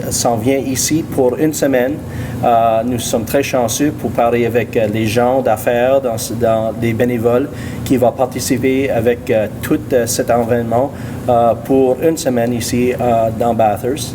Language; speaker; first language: French; non-native, local second language; English